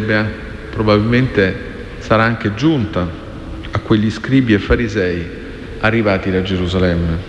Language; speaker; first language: Italian; native; Italian